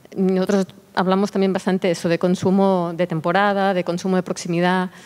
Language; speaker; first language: Spanish; non-native, local second language; Catalan